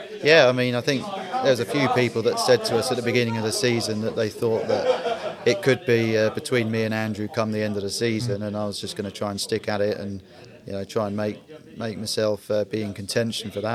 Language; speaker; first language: English; native; English